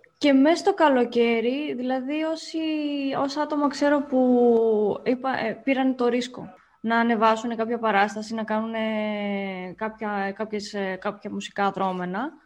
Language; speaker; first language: Greek; native; Greek